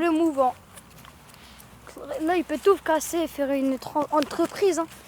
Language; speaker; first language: French; native; French